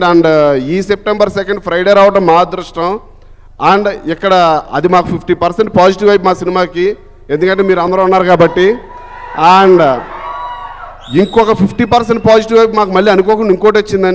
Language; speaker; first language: Telugu; native; Telugu